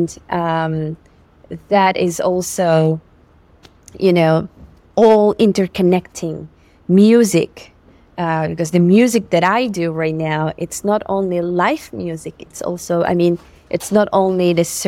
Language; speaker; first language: English; non-native, fluent; Yakut